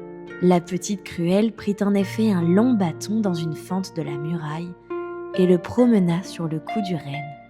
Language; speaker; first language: French; native; French